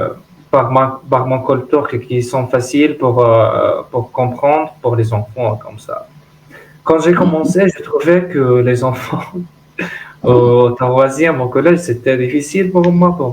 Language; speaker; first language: French; non-native, learner; Arabic